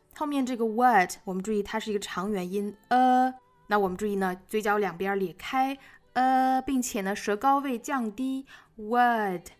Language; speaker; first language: Chinese; native; Chinese